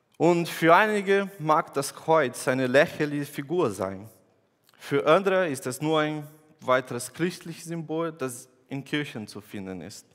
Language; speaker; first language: German; non-native, fluent; Portuguese